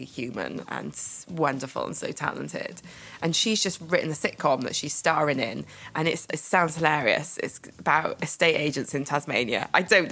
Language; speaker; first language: English; native; English